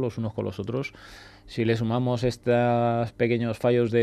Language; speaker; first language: Spanish; native; Spanish